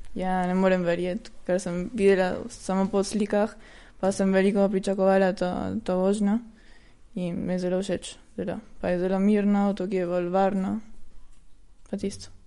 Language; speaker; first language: Slovenian; early bilingual, heritage; Slovenian